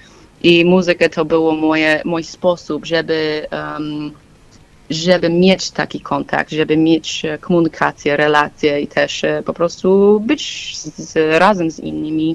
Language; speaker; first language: Polish; non-native, learner; English